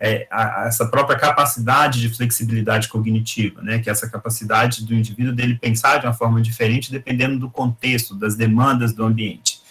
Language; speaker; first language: Portuguese; native; Portuguese